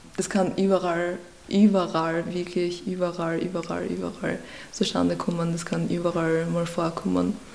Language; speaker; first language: German; early bilingual, other home language; Persian